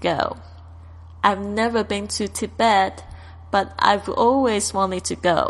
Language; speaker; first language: English; non-native, fluent; Chinese